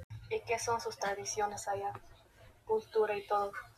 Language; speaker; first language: Spanish; early bilingual, heritage; Spanish